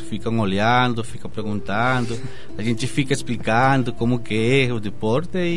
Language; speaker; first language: Portuguese; non-native, learner; Spanish